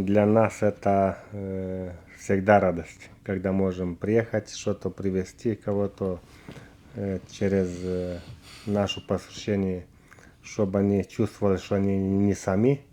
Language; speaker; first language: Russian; non-native, local second language; Romanian